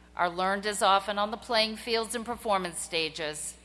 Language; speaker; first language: English; native; English